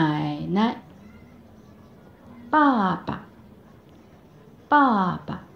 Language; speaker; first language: Chinese; non-native, fluent; Bangla